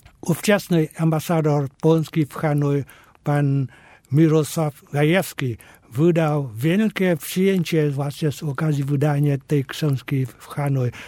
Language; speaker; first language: Polish; non-native, fluent; Vietnamese